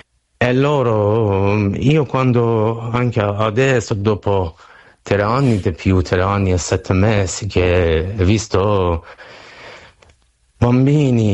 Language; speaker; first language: Italian; non-native, learner; Persian